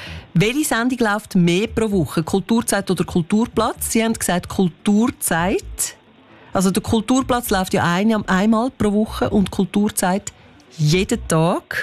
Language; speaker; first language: German; native; German